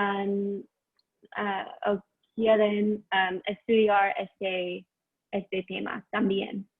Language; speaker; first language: Spanish; non-native, learner; English